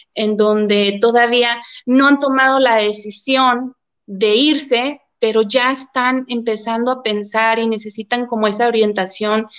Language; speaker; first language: Spanish; early bilingual, heritage; Spanish